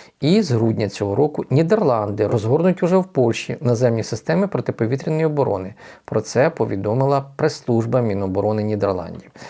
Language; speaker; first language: Ukrainian; native; Ukrainian